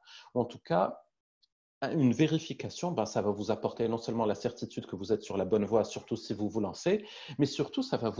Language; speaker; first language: French; native; French